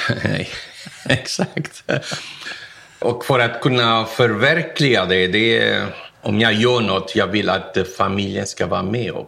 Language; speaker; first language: Swedish; non-native, fluent; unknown